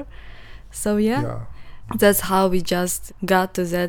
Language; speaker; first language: English; non-native, learner; Ukrainian